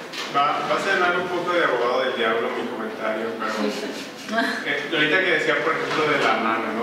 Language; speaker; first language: Spanish; native; Spanish